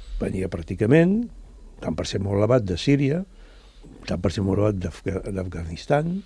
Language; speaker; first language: Catalan; native; Catalan